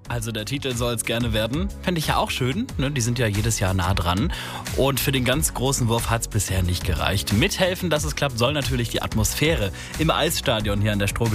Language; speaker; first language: German; native; German